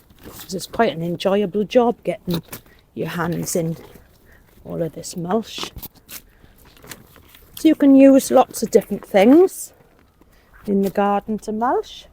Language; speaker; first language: English; native; English